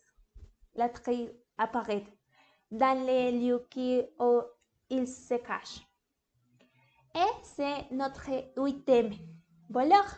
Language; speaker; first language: French; non-native, learner; English